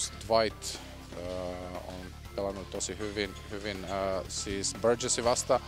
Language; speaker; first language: Finnish; non-native, fluent; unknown